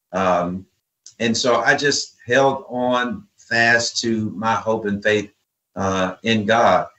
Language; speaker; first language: English; native; English